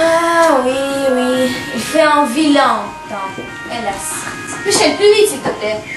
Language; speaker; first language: French; non-native, learner; Russian